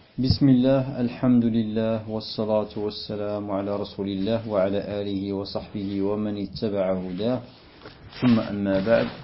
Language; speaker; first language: Arabic; non-native, fluent; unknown